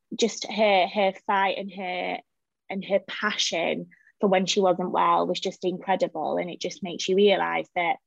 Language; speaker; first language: English; native; English